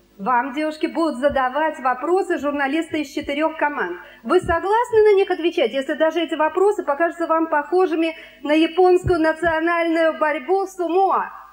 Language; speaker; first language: Russian; native; Russian